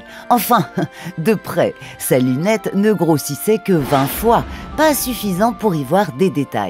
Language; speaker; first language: French; native; French